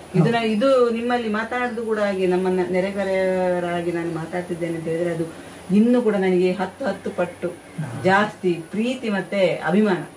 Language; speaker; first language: Kannada; non-native, local second language; Tulu